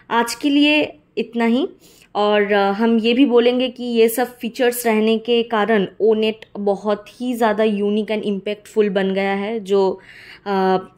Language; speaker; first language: Hindi; non-native, local second language; Bangla